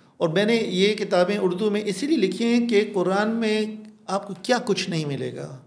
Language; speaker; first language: Urdu; non-native, local second language; Pashto